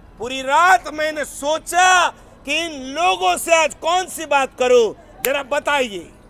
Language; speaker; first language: Hindi; non-native, local second language; Gujarati